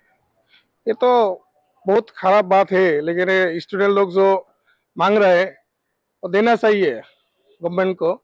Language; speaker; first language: Hindi; non-native, learner; Bangla